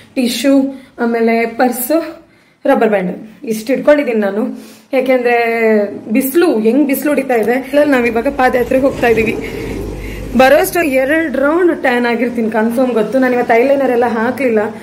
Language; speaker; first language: Kannada; non-native, local second language; Tulu